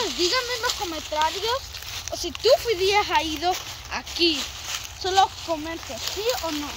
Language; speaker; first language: Spanish; early bilingual, heritage; Spanish